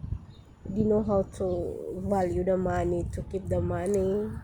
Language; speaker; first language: English; non-native, local second language; Filipino